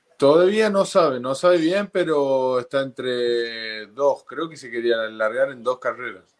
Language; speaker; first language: Spanish; native; Spanish